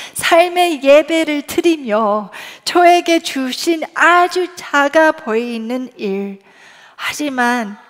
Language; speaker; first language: Korean; early bilingual, other home language; English